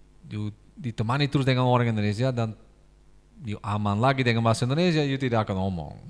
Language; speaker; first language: Indonesian; non-native, fluent; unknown